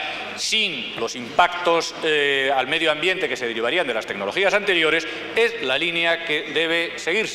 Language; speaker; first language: Spanish; native; Spanish